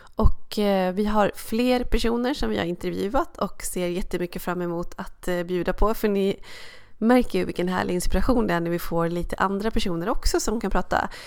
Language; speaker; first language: Swedish; native; Swedish